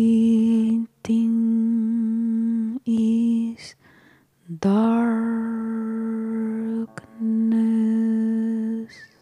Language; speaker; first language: English; non-native, fluent; Spanish